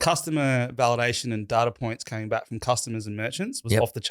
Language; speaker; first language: English; native; English